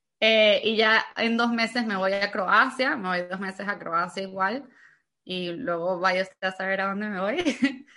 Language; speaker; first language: Spanish; native; Spanish